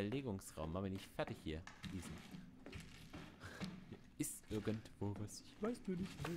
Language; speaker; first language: German; native; German